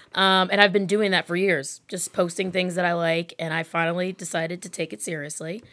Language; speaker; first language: English; native; English